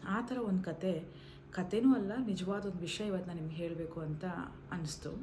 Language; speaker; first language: Kannada; non-native, local second language; Malayalam